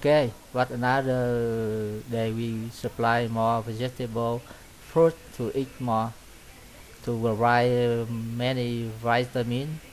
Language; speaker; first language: English; non-native, learner; Vietnamese